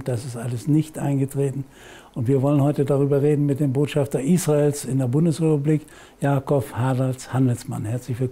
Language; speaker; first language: German; native; German